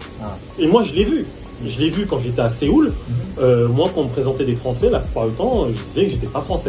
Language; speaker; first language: French; native; French